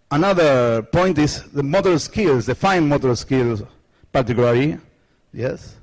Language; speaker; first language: English; non-native, learner; Spanish